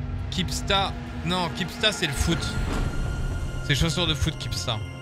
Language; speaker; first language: French; native; French